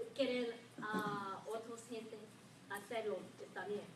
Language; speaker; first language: Spanish; non-native, learner; English